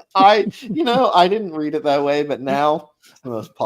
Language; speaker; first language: English; native; English